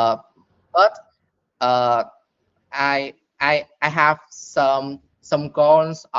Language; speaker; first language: English; non-native, learner; Vietnamese